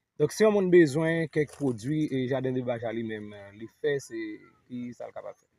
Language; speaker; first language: Haitian Creole; native; Haitian Creole